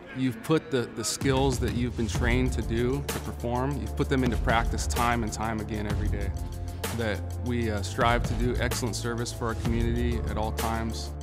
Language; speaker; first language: English; native; English